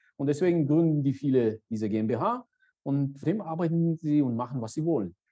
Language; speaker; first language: German; non-native, fluent; Georgian